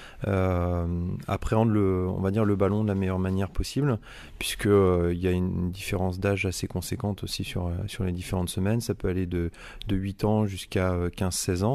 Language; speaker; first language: French; native; French